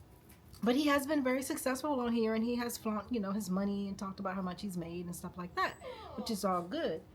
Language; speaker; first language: English; native; English